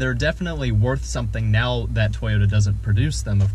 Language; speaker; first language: English; native; English